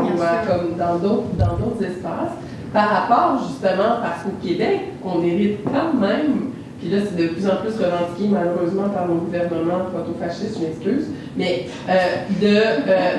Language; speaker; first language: French; native; French